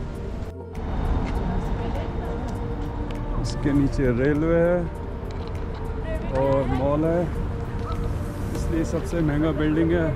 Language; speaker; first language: Hindi; native; Hindi